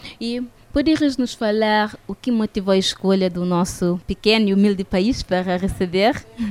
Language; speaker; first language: Portuguese; non-native, local second language; Kabuverdianu